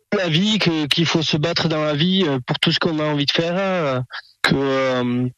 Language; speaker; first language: French; native; French